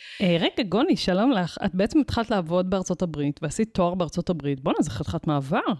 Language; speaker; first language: Hebrew; native; Hebrew